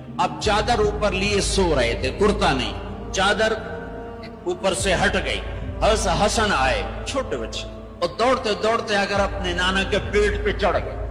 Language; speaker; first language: Urdu; non-native, local second language; Punjabi